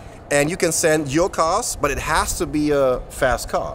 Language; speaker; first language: English; non-native, fluent; German